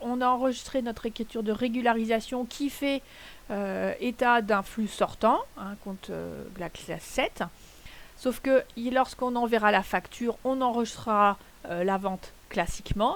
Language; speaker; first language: French; native; French